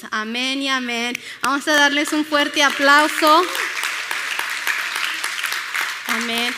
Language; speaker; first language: Spanish; early bilingual, other home language; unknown